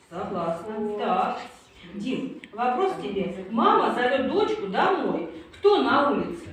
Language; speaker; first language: Russian; native; Russian